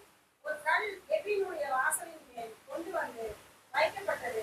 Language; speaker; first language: Tamil; native; Tamil